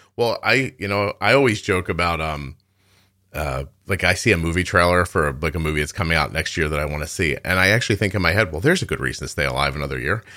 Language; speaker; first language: English; native; English